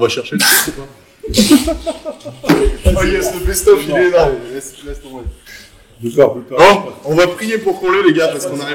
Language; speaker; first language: French; native; French